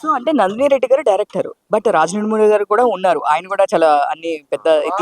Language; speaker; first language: Telugu; native; Telugu